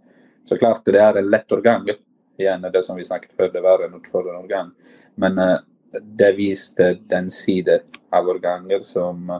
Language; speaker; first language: Norwegian; non-native, fluent; Italian